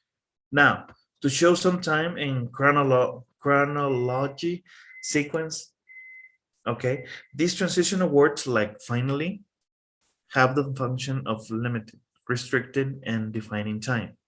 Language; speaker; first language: English; non-native, fluent; Spanish